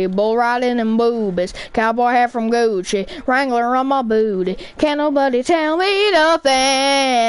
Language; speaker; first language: English; native; English